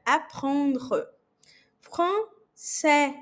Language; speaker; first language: French; non-native, fluent; Portuguese